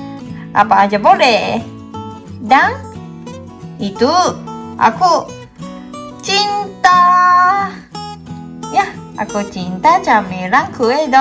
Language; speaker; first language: Indonesian; non-native, fluent; Japanese